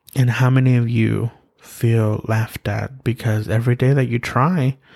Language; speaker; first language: English; early bilingual, other home language; Spanish